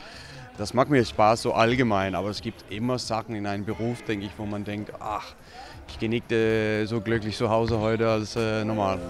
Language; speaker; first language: German; non-native, fluent; Danish